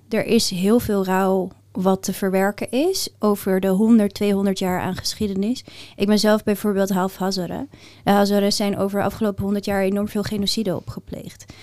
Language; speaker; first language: Dutch; early bilingual, other home language; Persian